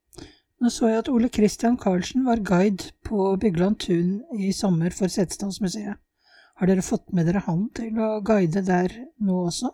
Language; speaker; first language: Norwegian; native; Norwegian